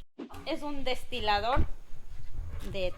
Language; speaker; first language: Spanish; native; Spanish